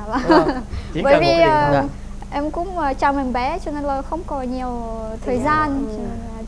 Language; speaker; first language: Vietnamese; non-native, fluent; Ukrainian